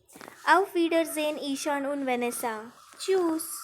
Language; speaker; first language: German; non-native, fluent; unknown